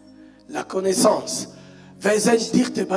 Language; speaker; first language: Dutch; non-native, fluent; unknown